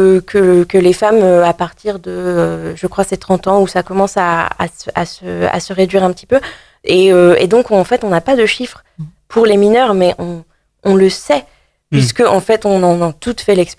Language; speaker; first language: French; native; French